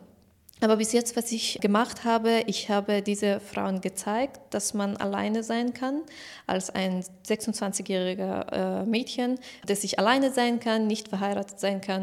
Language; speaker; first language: German; non-native, fluent; Persian